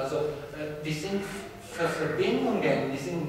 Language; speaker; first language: German; non-native, fluent; Italian